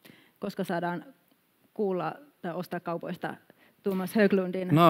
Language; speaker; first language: Finnish; native; Finnish